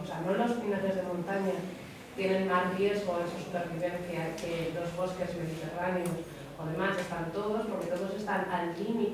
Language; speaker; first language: Spanish; native; Spanish